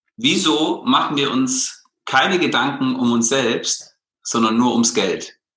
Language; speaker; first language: German; native; German